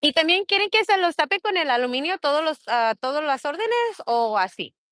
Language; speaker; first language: Spanish; early bilingual, heritage; Spanish